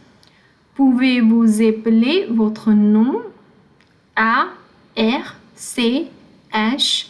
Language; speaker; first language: French; non-native, fluent; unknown